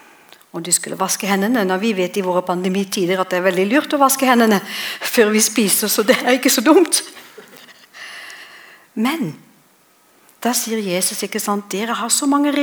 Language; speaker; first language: Norwegian; non-native, fluent; English